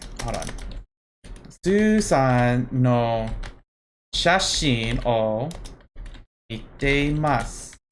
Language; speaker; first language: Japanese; non-native, fluent; English